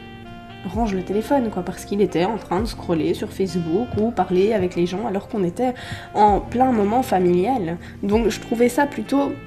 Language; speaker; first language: French; native; French